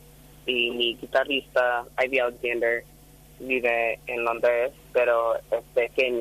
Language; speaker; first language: Spanish; non-native, fluent; English